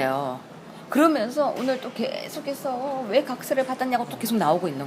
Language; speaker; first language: Korean; native; Korean